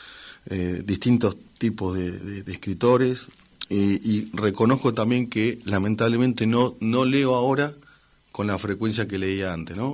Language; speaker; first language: Spanish; native; Spanish